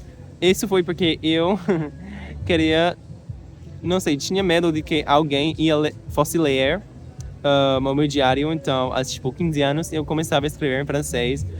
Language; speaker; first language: Portuguese; non-native, learner; English